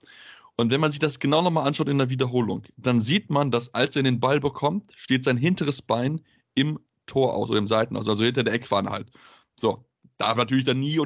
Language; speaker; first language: German; native; German